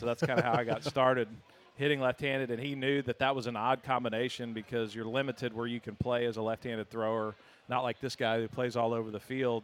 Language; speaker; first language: English; native; English